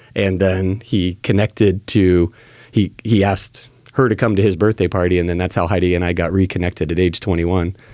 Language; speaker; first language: English; native; English